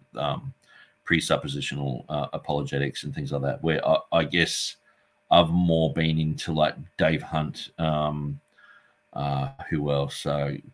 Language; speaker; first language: English; native; English